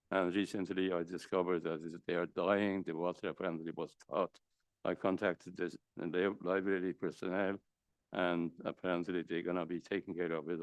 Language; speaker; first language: English; non-native, fluent; Persian